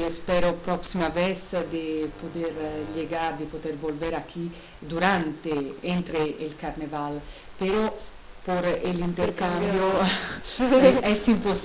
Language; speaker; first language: Spanish; non-native, learner; Italian